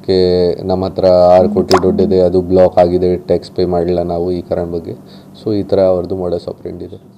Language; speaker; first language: Kannada; non-native, local second language; Hindi